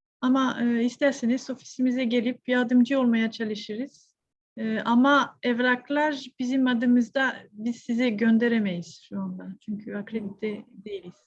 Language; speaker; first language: Turkish; non-native, fluent; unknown